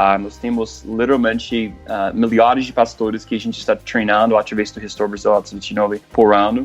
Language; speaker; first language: Portuguese; non-native, fluent; English